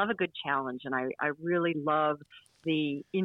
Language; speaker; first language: English; native; English